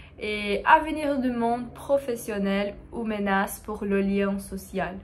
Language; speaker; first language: French; non-native, learner; Portuguese